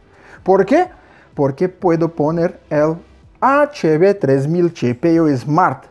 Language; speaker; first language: Spanish; non-native, fluent; Portuguese